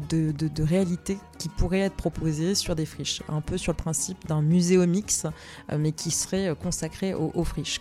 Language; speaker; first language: French; native; French